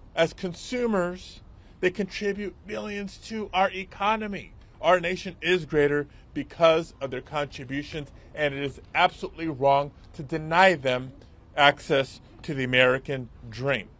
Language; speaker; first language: English; early bilingual, other home language; Spanish